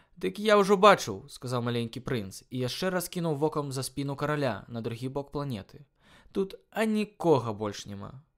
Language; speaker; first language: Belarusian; native; Belarusian